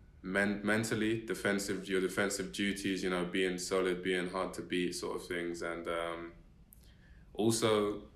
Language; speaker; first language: English; native; English